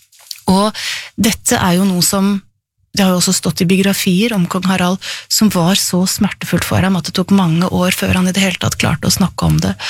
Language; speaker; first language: Norwegian; native; Norwegian